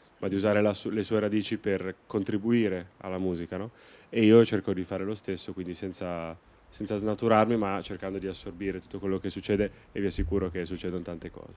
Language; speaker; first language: Italian; native; Italian